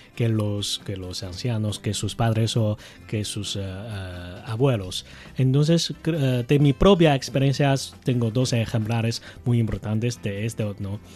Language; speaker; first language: Spanish; non-native, fluent; Chinese